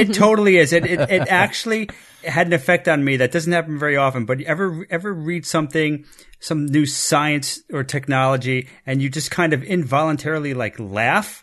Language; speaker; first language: English; native; English